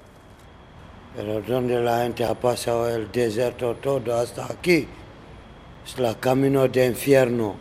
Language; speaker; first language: Spanish; non-native, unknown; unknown